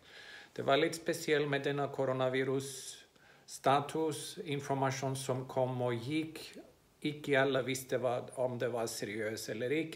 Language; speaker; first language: Swedish; non-native, fluent; Greek